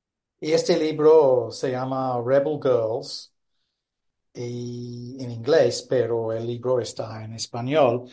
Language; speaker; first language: Spanish; non-native, fluent; English